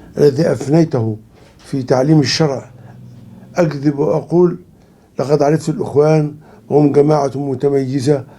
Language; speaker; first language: Arabic; native; Arabic